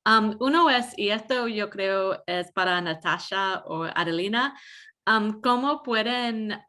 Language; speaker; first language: Spanish; non-native, fluent; English